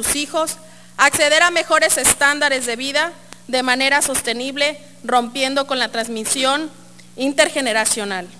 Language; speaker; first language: Spanish; native; Spanish